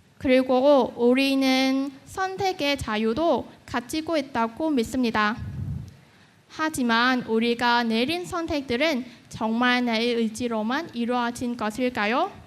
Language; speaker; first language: Korean; non-native, fluent; Vietnamese